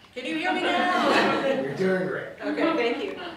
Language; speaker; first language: English; native; English